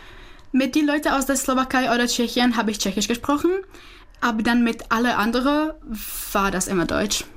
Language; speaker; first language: German; non-native, fluent; Czech